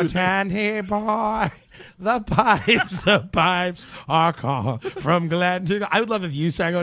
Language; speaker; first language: English; native; English